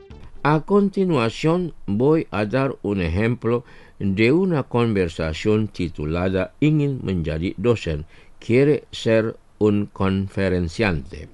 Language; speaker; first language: Spanish; non-native, fluent; Indonesian